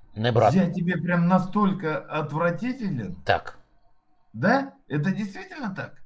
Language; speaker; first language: Russian; native; Russian